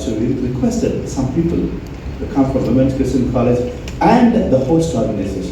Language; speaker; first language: English; non-native, local second language; Tamil